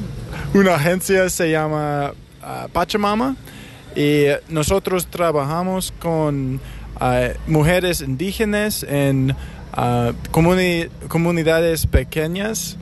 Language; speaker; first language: Spanish; non-native, learner; English